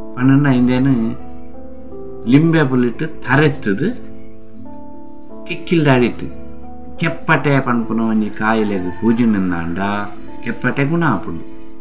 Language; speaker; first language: Kannada; non-native, local second language; Tulu